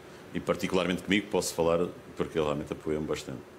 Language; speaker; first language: Portuguese; native; Portuguese